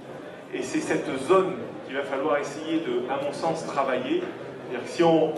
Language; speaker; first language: French; native; French